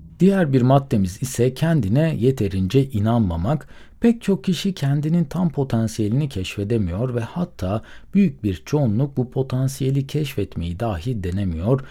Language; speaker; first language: Turkish; native; Turkish